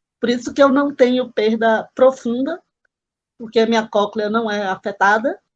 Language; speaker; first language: Portuguese; native; Portuguese